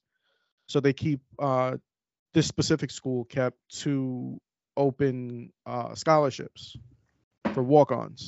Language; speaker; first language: English; native; English